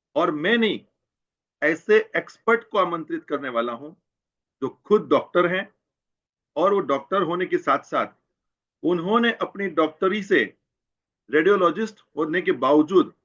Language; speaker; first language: Hindi; non-native, local second language; Gujarati